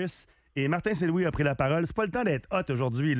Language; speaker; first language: French; native; French